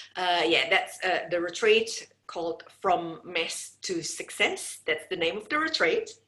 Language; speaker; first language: English; non-native, fluent; Indonesian